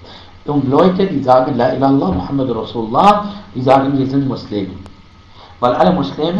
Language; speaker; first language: German; non-native, fluent; Arabic